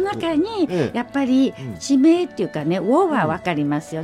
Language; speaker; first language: Japanese; non-native, fluent; Chinese